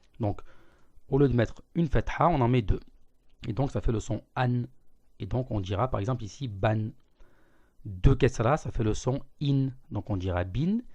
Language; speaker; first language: French; native; French